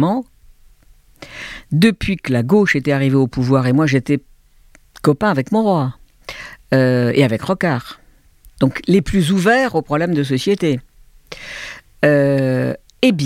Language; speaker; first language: French; native; French